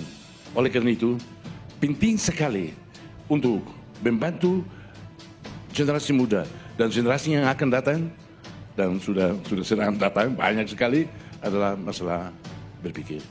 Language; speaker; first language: Indonesian; non-native, fluent; Tetum